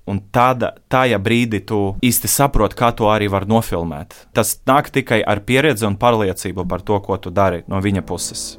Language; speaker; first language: Latvian; non-native, local second language; Russian